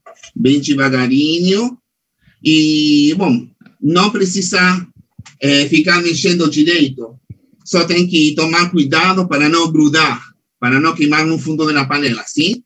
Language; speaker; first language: Portuguese; non-native, fluent; Spanish